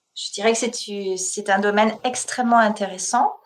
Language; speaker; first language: French; native; French